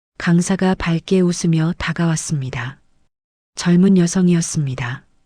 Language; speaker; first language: Korean; native; Korean